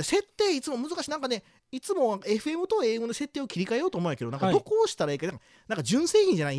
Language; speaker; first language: Japanese; native; Japanese